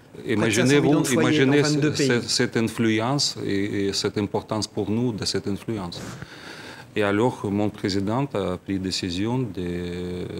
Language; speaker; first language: French; non-native, fluent; Ukrainian